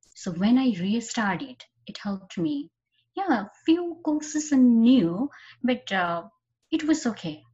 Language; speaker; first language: English; non-native, local second language; Bangla